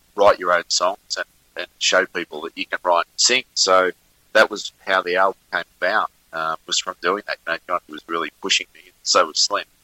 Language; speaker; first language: English; native; English